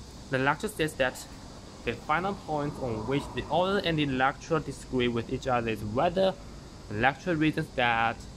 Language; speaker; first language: English; non-native, fluent; Chinese